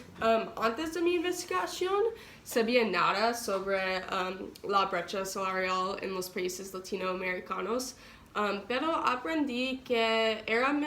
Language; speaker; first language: Spanish; non-native, learner; English